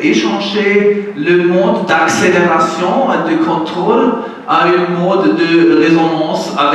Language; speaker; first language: French; non-native, learner; German